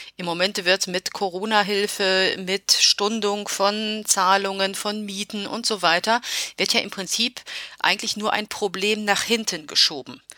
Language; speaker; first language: German; early bilingual, other home language; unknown